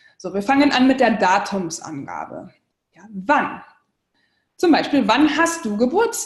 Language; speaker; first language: German; non-native, fluent; English